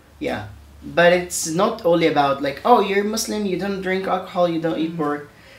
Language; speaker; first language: English; non-native, fluent; Arabic